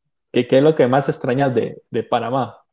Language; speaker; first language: Spanish; native; Spanish